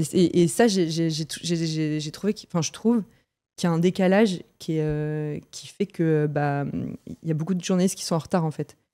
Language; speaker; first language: French; native; French